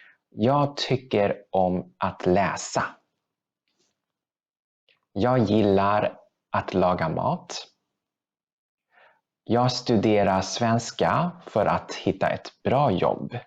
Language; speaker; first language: Swedish; non-native, fluent; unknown